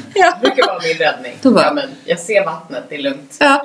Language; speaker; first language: Swedish; native; Swedish